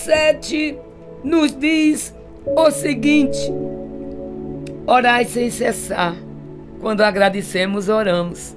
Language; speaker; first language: Portuguese; native; Portuguese